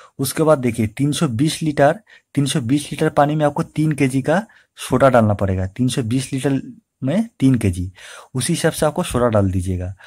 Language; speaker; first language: Hindi; non-native, local second language; Bangla